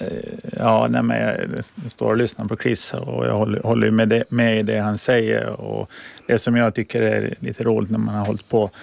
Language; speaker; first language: Swedish; native; Swedish